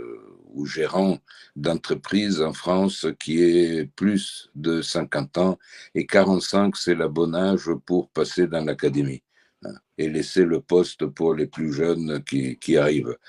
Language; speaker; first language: French; early bilingual, heritage; French